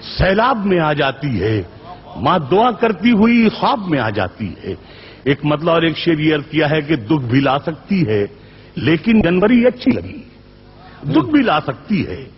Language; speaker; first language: Urdu; native; Urdu